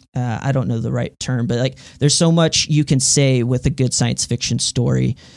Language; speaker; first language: English; native; English